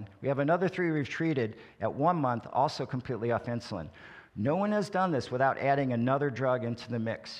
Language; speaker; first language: English; native; English